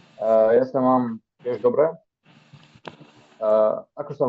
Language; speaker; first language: Slovak; non-native, learner; Arabic